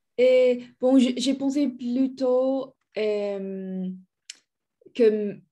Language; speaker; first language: French; non-native, learner; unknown